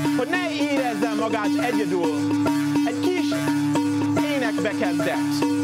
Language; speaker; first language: Hungarian; non-native, fluent; English